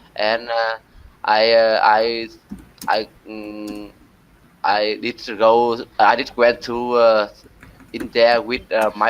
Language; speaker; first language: English; non-native, learner; Vietnamese